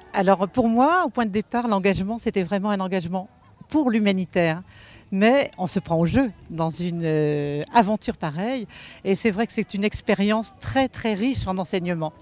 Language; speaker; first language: French; native; French